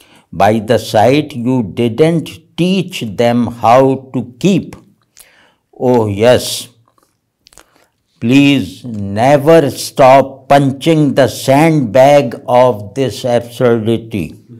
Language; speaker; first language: English; non-native, local second language; Urdu